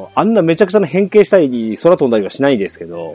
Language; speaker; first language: Japanese; native; Japanese